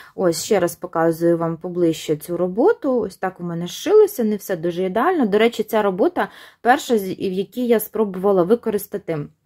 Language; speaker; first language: Ukrainian; non-native, local second language; Russian